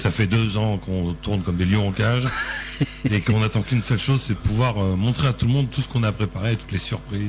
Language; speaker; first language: French; native; French